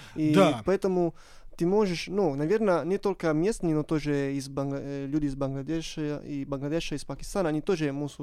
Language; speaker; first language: Russian; non-native, learner; Italian